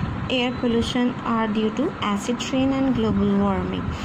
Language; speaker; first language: English; non-native, local second language; Urdu